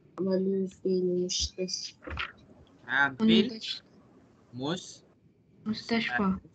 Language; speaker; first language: Arabic; non-native, fluent; Malay